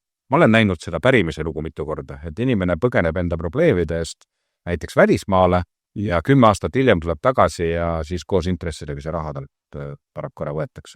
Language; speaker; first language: Estonian; native; Estonian